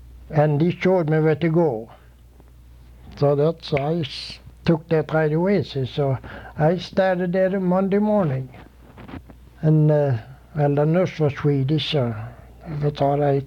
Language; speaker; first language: English; non-native, fluent; Swedish